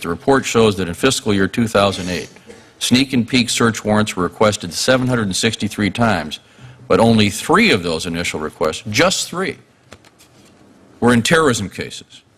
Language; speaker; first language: English; native; English